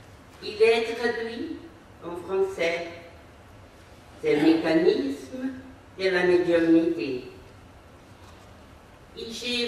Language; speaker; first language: French; non-native, fluent; Portuguese